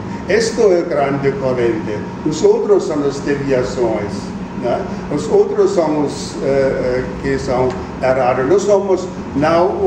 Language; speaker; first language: Portuguese; non-native, fluent; German